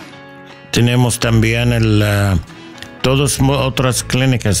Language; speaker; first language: Spanish; non-native, learner; English